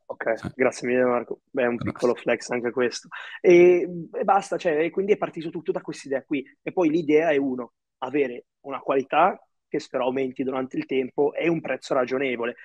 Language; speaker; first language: Italian; early bilingual, other home language; Arabic